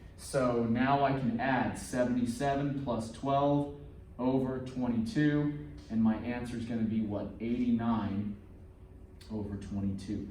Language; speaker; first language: English; native; English